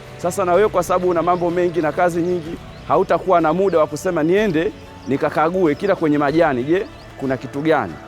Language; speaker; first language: Swahili; native; Swahili